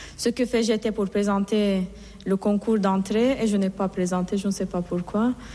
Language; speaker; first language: French; non-native, fluent; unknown